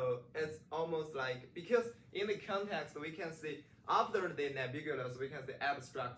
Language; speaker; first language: English; non-native, learner; Chinese